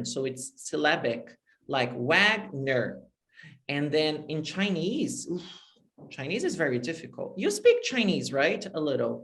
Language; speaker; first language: English; non-native, fluent; Portuguese